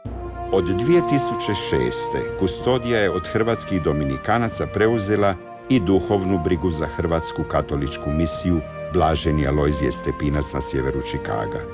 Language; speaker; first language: Croatian; native; Croatian